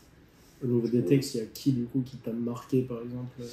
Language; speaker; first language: French; native; French